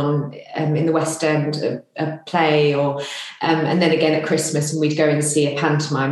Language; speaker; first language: English; native; English